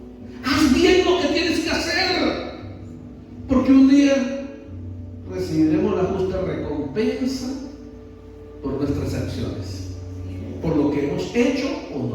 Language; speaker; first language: Spanish; native; Spanish